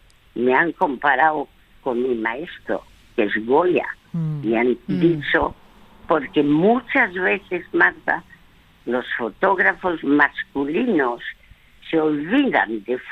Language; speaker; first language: Spanish; early bilingual, other home language; French